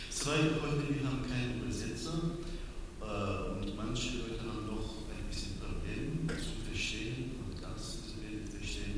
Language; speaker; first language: German; non-native, learner; Persian